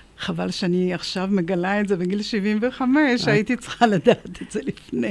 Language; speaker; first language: Hebrew; early bilingual, other home language; Polish